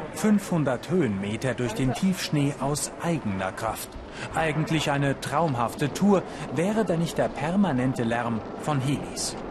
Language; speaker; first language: German; native; German